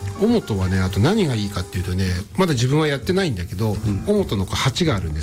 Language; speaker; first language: Japanese; native; Japanese